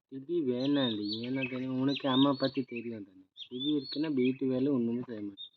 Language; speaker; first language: Tamil; non-native, learner; Odia